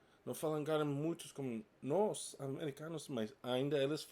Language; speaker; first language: Portuguese; non-native, fluent; English